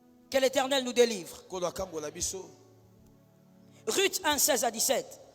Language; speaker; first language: French; non-native, local second language; Lingala